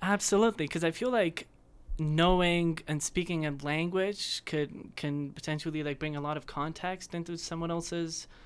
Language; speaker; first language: English; non-native, fluent; Persian